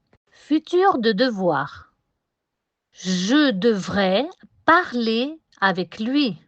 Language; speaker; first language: French; non-native, fluent; Spanish